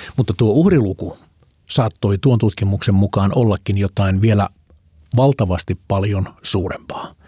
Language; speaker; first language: Finnish; native; Finnish